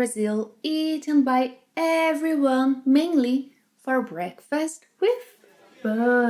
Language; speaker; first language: English; non-native, fluent; Portuguese